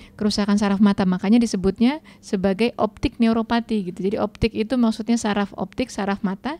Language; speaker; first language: Indonesian; native; Indonesian